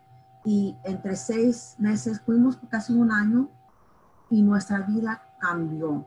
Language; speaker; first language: Spanish; early bilingual, heritage; Spanish